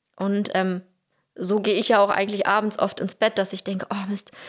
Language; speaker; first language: German; early bilingual, other home language; Russian